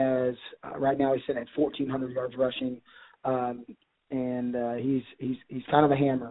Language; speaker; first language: English; native; English